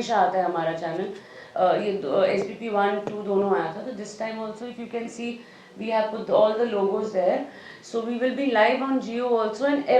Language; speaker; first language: Hindi; native; Hindi